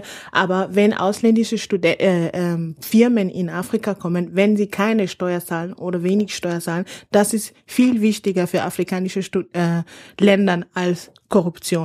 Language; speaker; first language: German; non-native, fluent; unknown